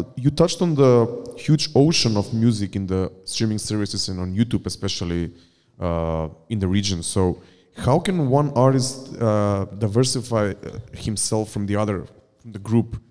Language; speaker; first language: English; non-native, fluent; Macedonian